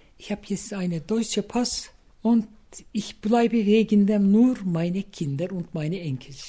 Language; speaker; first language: German; non-native, learner; Turkish